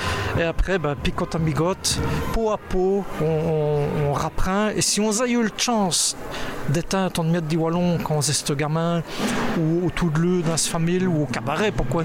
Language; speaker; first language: French; native; French